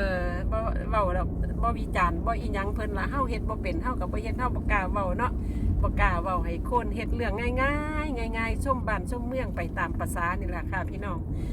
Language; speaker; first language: Thai; non-native, local second language; Northeastern Thai